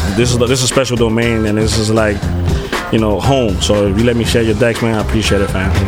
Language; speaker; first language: English; native; English